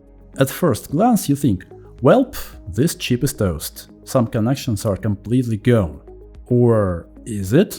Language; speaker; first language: English; non-native, fluent; Russian